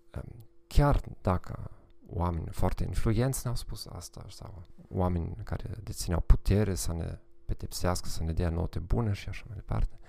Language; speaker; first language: Romanian; non-native, fluent; German